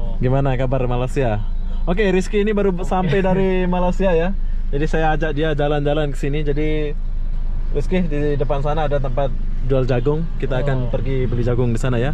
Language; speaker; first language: Indonesian; native; Indonesian